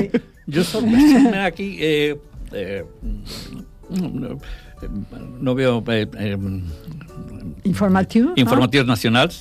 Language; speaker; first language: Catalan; non-native, learner; Spanish